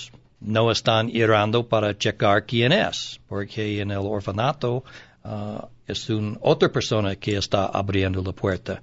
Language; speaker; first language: Spanish; non-native, learner; English